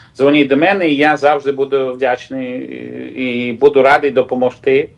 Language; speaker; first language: Ukrainian; non-native, local second language; Russian